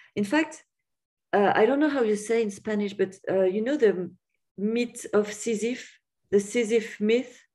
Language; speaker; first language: English; non-native, fluent; French